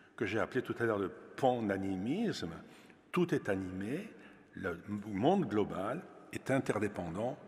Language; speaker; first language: French; native; French